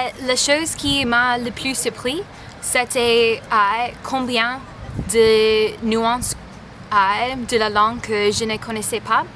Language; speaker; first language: French; non-native, learner; English